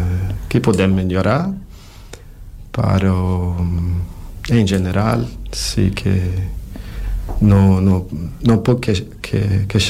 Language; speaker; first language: Catalan; non-native, learner; Portuguese